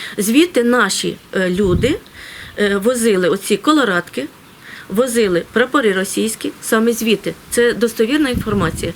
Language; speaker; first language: Ukrainian; native; Ukrainian